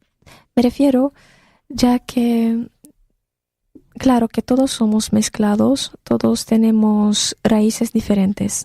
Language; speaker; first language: Spanish; non-native, fluent; Arabic